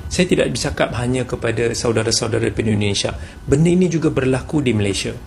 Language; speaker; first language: Malay; native; Malay